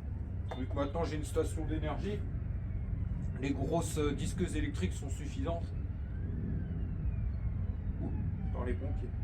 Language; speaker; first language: French; native; French